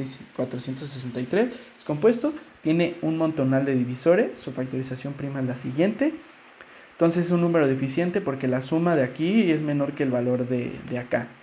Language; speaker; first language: Spanish; native; Spanish